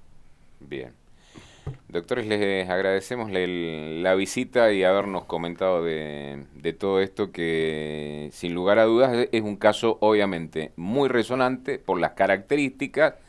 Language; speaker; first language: Spanish; native; Spanish